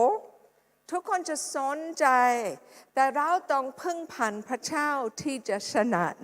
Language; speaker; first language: Thai; non-native, fluent; English